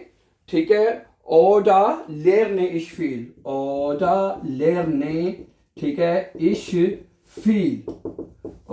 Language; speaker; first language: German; non-native, fluent; Urdu